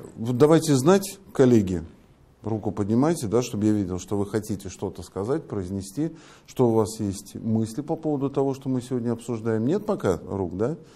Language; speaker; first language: Russian; native; Russian